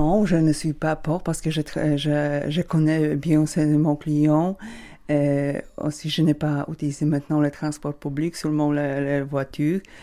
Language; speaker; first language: French; non-native, learner; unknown